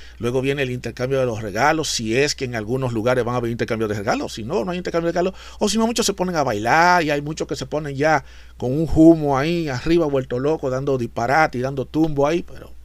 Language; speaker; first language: Spanish; native; Spanish